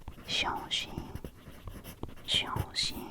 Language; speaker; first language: Chinese; non-native, learner; Korean